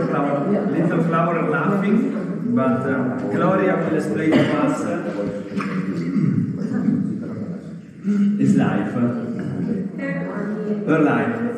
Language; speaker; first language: English; non-native, fluent; Italian